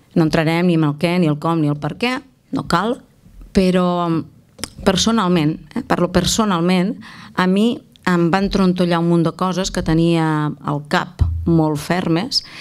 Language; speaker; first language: Catalan; native; Catalan